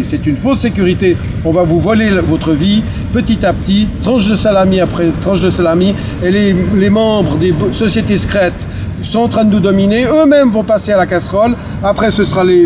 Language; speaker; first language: French; native; French